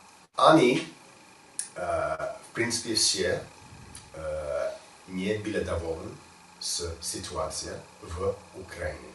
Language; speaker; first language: Russian; non-native, learner; English